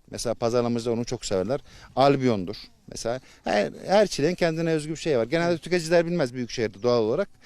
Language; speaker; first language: Turkish; native; Turkish